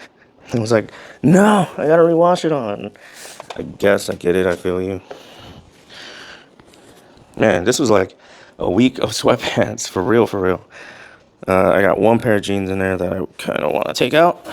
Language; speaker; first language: English; native; English